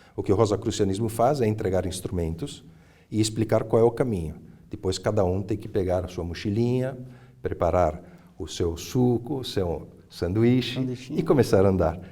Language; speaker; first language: Portuguese; early bilingual, other home language; Italian